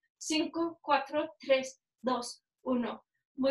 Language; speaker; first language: Spanish; non-native, learner; English